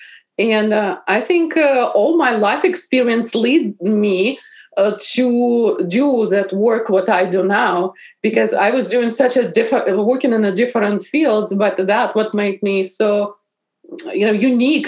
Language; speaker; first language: English; non-native, fluent; Russian